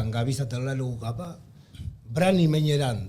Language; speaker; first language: Indonesian; non-native, learner; Spanish